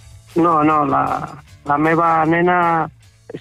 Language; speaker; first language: Catalan; non-native, local second language; Spanish